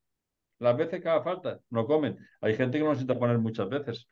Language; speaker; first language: Spanish; native; Spanish